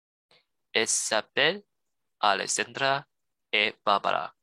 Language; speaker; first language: French; non-native, learner; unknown